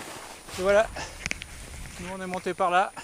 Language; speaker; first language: French; native; French